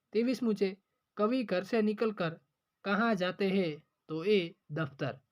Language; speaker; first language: Hindi; non-native, local second language; Gujarati